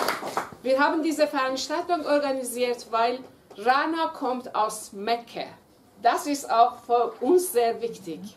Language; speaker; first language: German; non-native, fluent; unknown